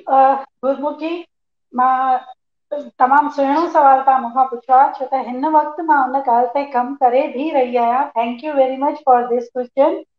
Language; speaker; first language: Sindhi; early bilingual, heritage; Sindhi